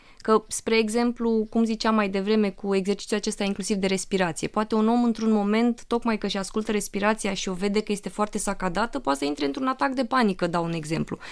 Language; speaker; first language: Romanian; non-native, local second language; Russian